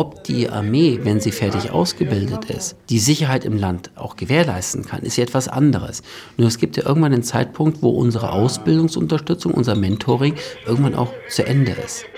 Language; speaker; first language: German; native; German